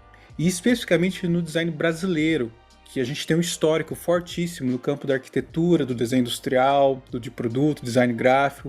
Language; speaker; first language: Portuguese; native; Portuguese